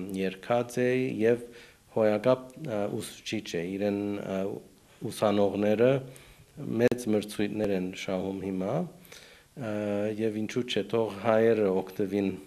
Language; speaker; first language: Armenian; early bilingual, heritage; Armenian